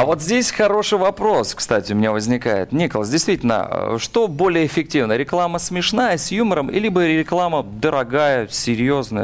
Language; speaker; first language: Russian; native; Russian